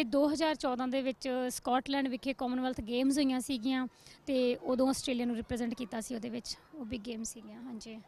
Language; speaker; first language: Punjabi; native; Punjabi